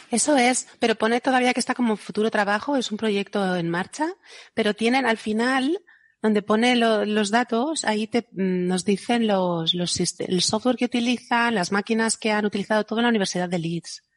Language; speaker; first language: Spanish; native; Spanish